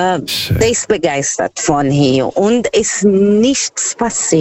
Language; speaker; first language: German; non-native, fluent; Portuguese